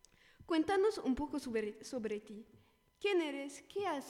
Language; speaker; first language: Spanish; non-native, learner; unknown